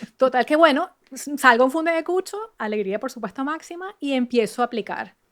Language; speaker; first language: Spanish; native; Spanish